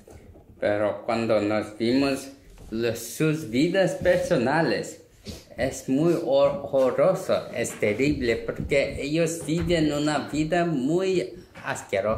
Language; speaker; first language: Spanish; non-native, learner; Korean